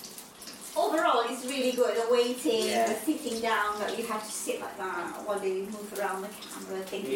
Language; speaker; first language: English; non-native, local second language; Malay